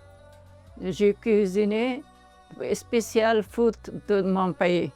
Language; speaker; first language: French; non-native, learner; Persian